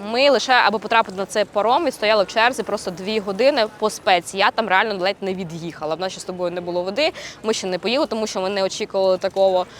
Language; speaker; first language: Ukrainian; native; Ukrainian